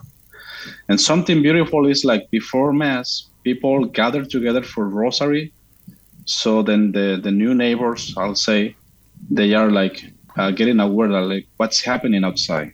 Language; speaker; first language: English; non-native, fluent; Spanish